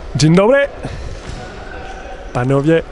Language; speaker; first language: Polish; non-native, learner; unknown